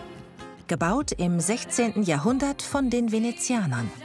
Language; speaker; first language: German; native; German